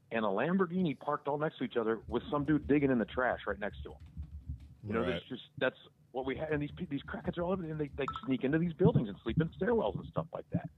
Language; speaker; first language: English; native; English